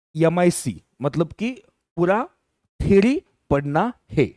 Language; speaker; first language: Hindi; non-native, local second language; Marathi